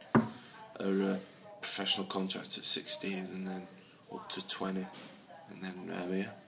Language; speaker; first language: English; native; English